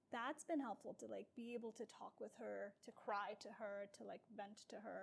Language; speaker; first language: English; non-native, local second language; Urdu